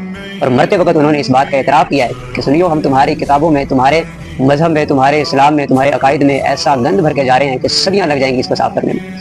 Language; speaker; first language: Urdu; native; Urdu